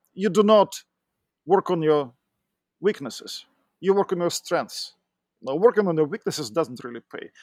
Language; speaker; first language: English; non-native, fluent; Russian